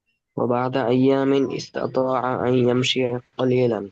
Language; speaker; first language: Arabic; non-native, learner; Bangla